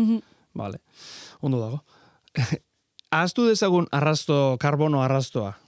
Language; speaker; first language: Basque; native; Basque